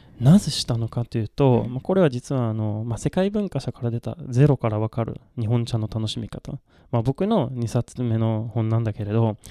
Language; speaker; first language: Japanese; non-native, fluent; Swedish